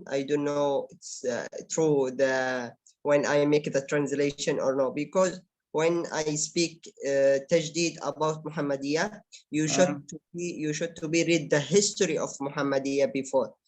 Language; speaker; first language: English; non-native, learner; Arabic